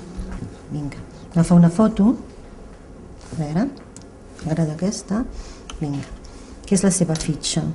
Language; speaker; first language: Catalan; non-native, fluent; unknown